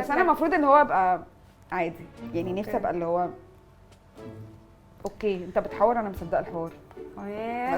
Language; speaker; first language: Arabic; native; Arabic